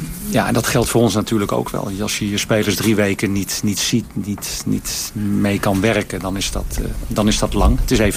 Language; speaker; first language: Dutch; native; Dutch